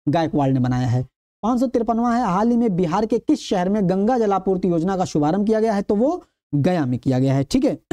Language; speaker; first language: Hindi; native; Hindi